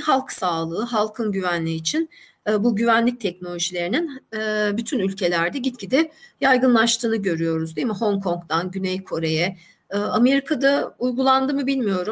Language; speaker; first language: Turkish; native; Turkish